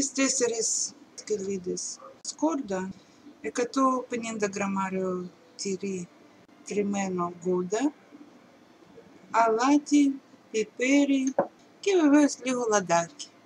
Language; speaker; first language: Greek; non-native, learner; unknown